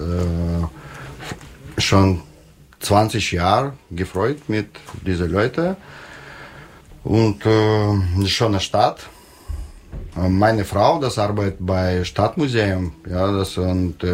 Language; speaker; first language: German; non-native, learner; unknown